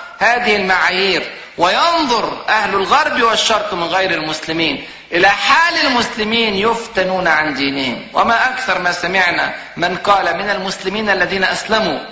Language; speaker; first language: Arabic; native; Arabic